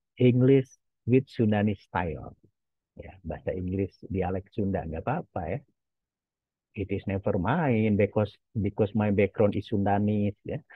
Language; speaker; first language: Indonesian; non-native, local second language; Javanese